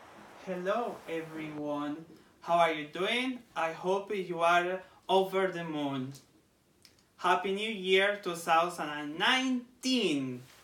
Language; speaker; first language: English; non-native, fluent; Portuguese